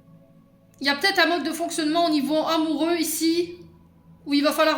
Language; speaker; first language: French; native; French